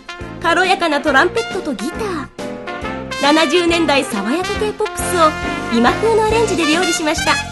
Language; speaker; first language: Japanese; native; Japanese